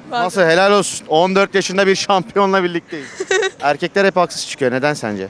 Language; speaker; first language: Turkish; native; Turkish